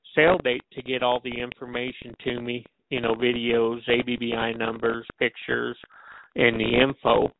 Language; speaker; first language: English; native; English